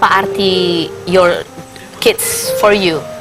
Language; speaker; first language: English; non-native, learner; Indonesian